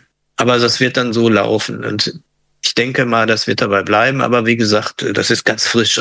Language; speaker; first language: German; native; German